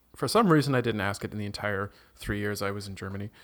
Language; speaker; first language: English; native; English